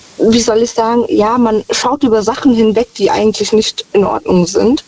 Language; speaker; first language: German; native; German